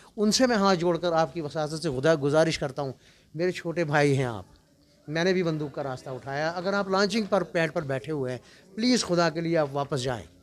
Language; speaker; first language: Urdu; non-native, local second language; Kashmiri